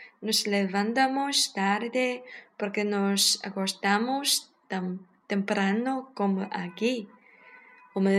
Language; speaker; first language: Spanish; non-native, learner; Chinese